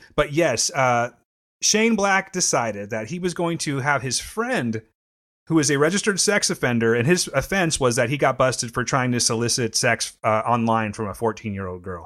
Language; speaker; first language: English; native; English